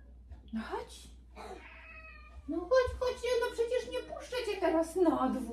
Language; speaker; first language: Polish; native; Polish